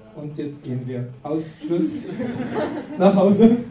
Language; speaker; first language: German; non-native, fluent; French